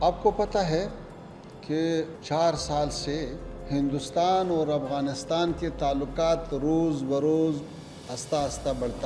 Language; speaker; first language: Hindi; non-native, fluent; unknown